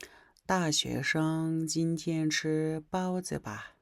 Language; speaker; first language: Chinese; non-native, fluent; Mongolian